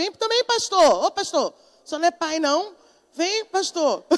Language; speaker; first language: Portuguese; native; Portuguese